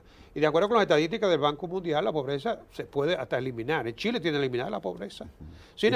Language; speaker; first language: Spanish; native; Spanish